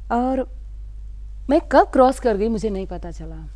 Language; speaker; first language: Hindi; native; Hindi